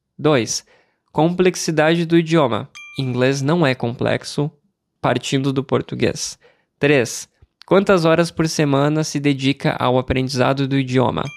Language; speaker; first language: Portuguese; native; Portuguese